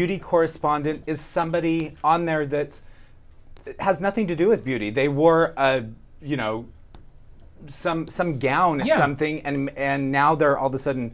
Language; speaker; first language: English; native; English